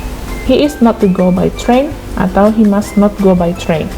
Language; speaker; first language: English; non-native, fluent; Indonesian